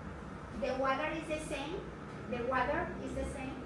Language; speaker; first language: English; non-native, learner; Spanish